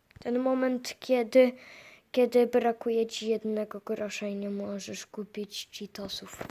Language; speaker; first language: Polish; native; Polish